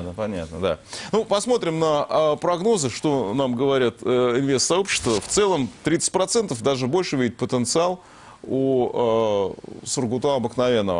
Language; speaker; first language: Russian; native; Russian